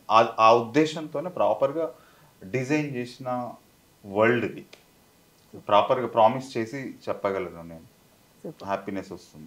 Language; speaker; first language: Telugu; native; Telugu